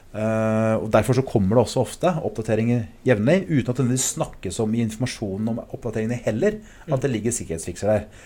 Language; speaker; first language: Norwegian; early bilingual, other home language; English